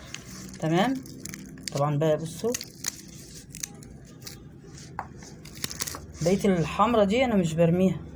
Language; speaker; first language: Arabic; native; Arabic